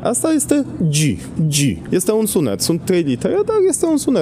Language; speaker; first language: Romanian; non-native, fluent; Polish